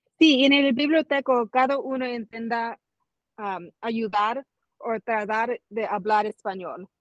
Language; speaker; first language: Spanish; early bilingual, heritage; Spanish